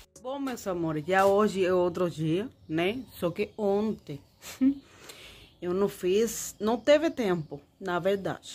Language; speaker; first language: Portuguese; non-native, fluent; Spanish